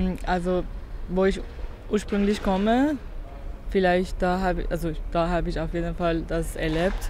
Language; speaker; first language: German; non-native, fluent; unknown